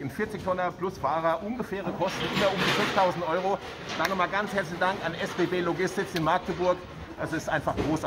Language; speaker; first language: German; native; German